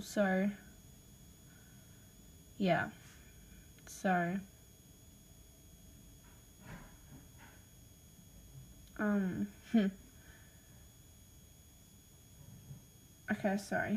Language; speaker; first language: English; native; English